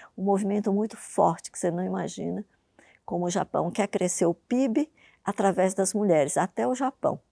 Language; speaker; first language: Portuguese; early bilingual, other home language; Japanese